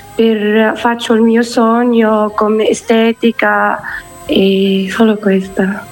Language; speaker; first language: Italian; non-native, learner; Arabic